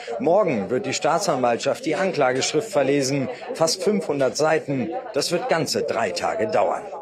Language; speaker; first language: German; early bilingual, other home language; Persian